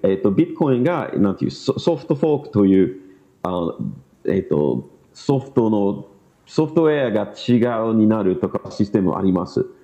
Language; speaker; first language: Japanese; non-native, learner; English